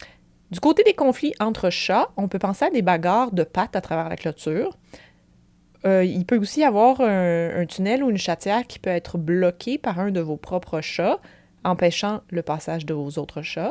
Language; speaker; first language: French; native; French